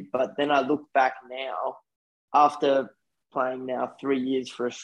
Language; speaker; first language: English; early bilingual, other home language; Afrikaans